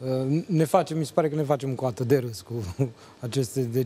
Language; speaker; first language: Romanian; native; Romanian